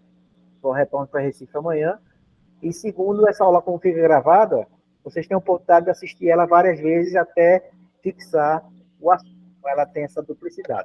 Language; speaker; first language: Portuguese; native; Portuguese